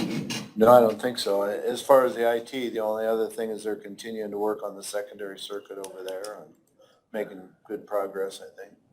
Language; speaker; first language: English; native; English